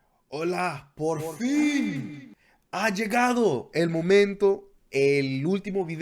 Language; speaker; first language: Spanish; non-native, fluent; English